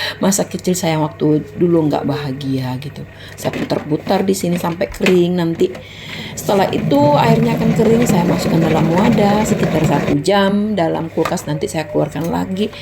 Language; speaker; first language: Indonesian; non-native, local second language; Minangkabau